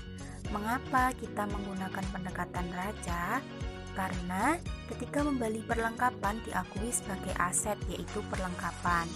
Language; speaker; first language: Indonesian; native; Indonesian